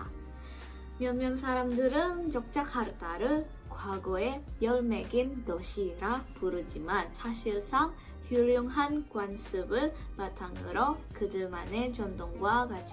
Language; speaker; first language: Korean; non-native, fluent; Indonesian